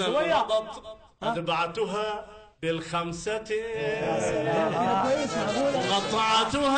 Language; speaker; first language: Arabic; native; Arabic